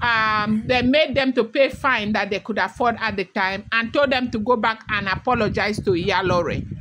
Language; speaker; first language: English; non-native, local second language; Yoruba